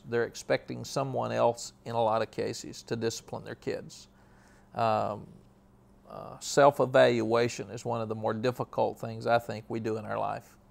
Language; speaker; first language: English; native; English